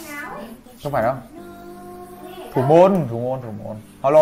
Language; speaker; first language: Vietnamese; native; Vietnamese